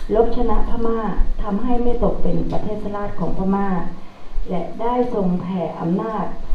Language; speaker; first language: Thai; native; Thai